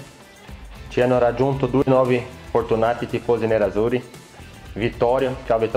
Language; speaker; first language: Italian; non-native, fluent; Portuguese